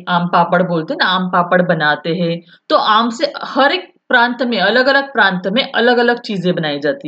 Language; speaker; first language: Hindi; non-native, local second language; Marathi